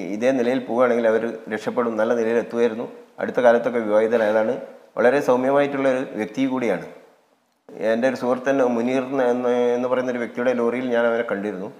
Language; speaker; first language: Malayalam; native; Malayalam